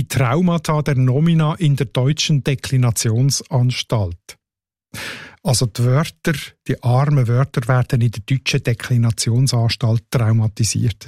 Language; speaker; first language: German; native; German